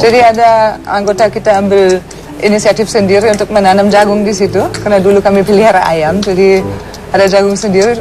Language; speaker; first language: Indonesian; non-native, fluent; German